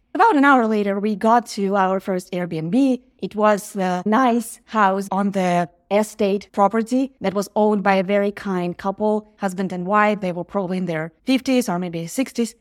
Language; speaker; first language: English; non-native, fluent; Ukrainian